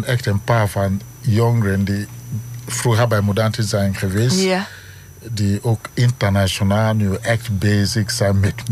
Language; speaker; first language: Dutch; non-native, fluent; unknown